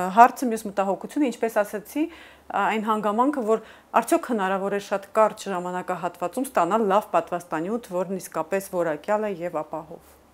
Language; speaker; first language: Armenian; native; Armenian